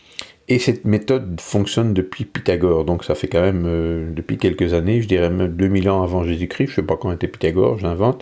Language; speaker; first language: French; native; French